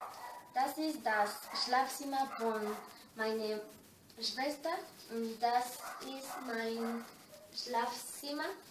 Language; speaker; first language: German; non-native, learner; Spanish